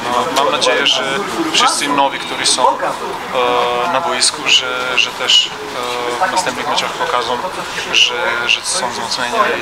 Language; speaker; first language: Polish; non-native, fluent; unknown